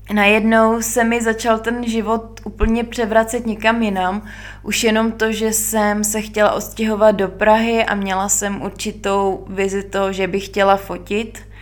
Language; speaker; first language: Czech; native; Czech